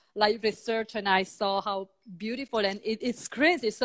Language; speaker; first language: English; non-native, fluent; Italian